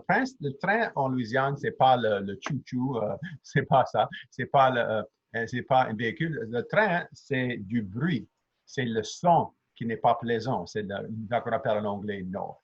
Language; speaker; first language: French; native; French